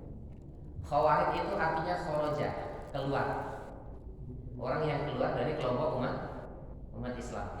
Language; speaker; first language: Indonesian; native; Indonesian